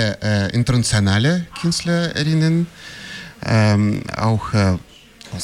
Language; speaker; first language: German; non-native, fluent; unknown